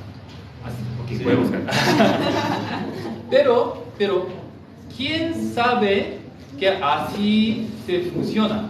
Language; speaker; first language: Spanish; non-native, fluent; Korean